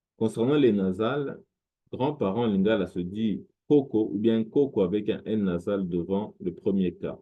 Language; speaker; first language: French; non-native, local second language; Lingala